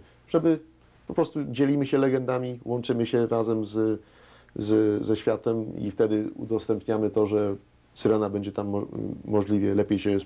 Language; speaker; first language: Polish; early bilingual, heritage; Polish